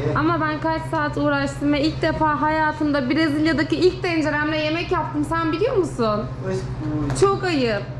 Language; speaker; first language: Turkish; native; Turkish